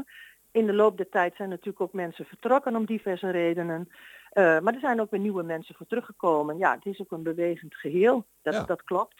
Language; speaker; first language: Dutch; native; Dutch